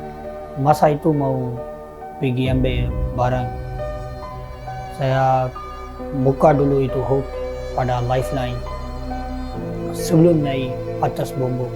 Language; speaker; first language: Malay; non-native, learner; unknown